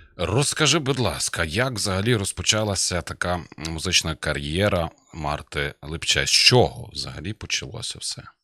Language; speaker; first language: Ukrainian; native; Ukrainian